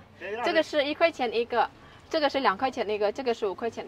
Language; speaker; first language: Chinese; non-native, fluent; Indonesian